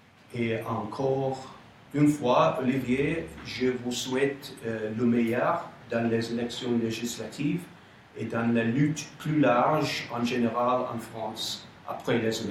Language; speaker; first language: French; non-native, fluent; English